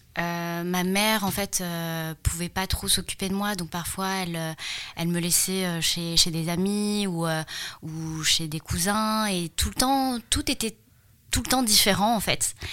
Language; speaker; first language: French; early bilingual, other home language; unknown